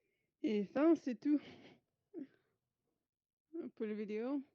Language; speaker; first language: French; non-native, fluent; English